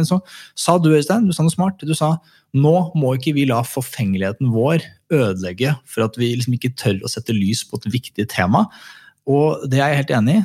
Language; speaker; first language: Norwegian; native; Norwegian